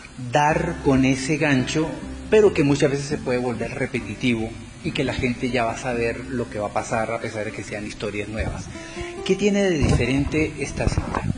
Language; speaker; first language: Spanish; native; Spanish